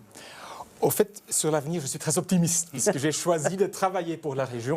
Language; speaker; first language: French; native; French